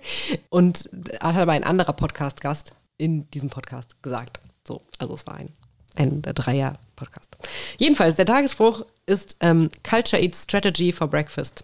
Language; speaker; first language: German; native; German